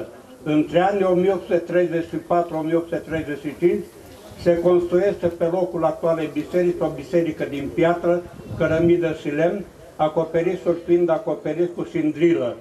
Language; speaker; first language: Romanian; native; Romanian